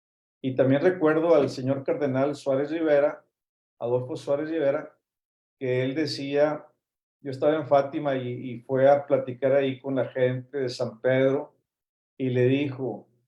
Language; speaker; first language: Spanish; native; Spanish